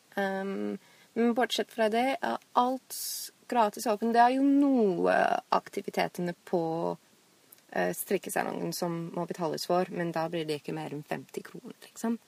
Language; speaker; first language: Norwegian; non-native, fluent; English